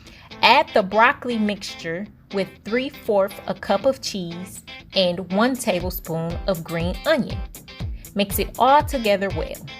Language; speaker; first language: English; native; English